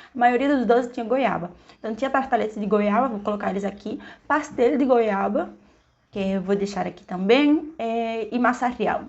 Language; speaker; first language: Portuguese; non-native, fluent; Spanish